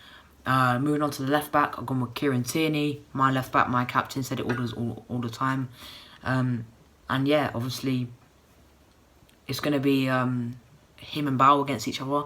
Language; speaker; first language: English; native; English